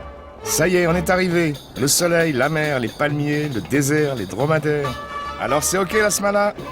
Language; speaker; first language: French; native; French